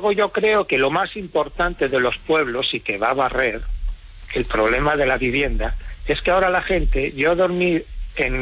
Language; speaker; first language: Spanish; early bilingual, other home language; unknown